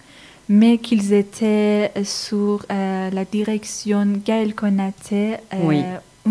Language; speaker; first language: French; non-native, fluent; Persian